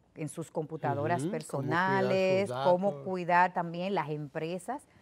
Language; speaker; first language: Spanish; native; Spanish